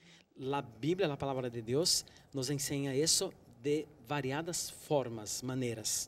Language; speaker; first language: Spanish; non-native, fluent; Portuguese